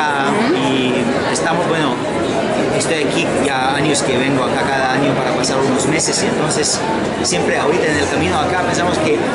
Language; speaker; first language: Spanish; non-native, fluent; Hebrew